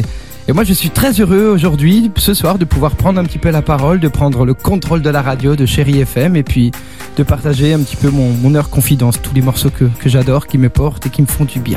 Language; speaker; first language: French; native; French